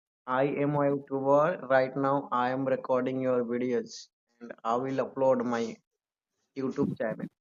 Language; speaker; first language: English; non-native, learner; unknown